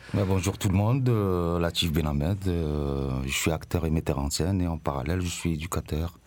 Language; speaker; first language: French; non-native, local second language; Arabic